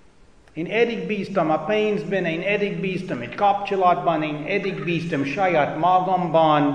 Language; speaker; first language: Hungarian; non-native, fluent; English